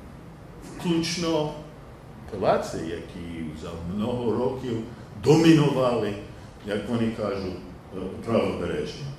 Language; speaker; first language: Polish; non-native, learner; English